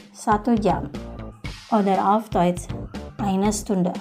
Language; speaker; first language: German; non-native, fluent; Indonesian